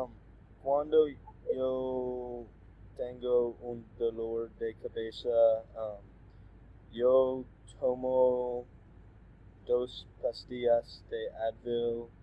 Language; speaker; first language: Spanish; non-native, learner; English